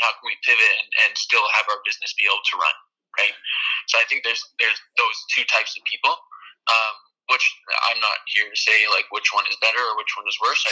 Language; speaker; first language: English; native; English